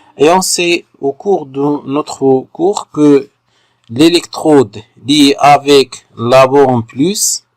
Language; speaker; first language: French; non-native, local second language; Arabic